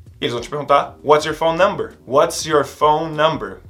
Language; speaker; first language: English; non-native, fluent; Portuguese